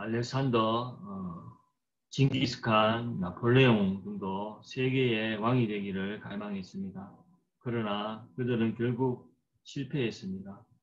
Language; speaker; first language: Korean; native; Korean